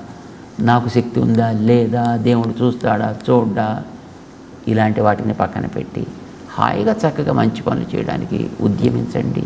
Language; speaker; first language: Telugu; native; Telugu